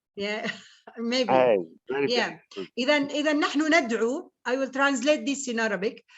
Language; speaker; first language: English; non-native, learner; Arabic